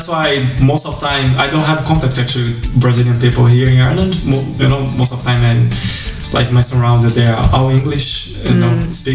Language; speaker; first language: English; non-native, fluent; Portuguese